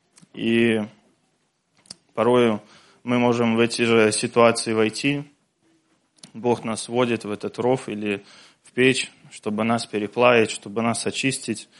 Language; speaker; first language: Russian; native; Russian